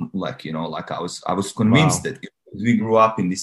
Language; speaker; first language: English; non-native, fluent; Bosnian